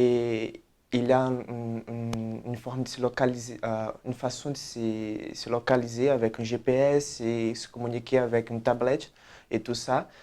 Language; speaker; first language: French; non-native, fluent; Portuguese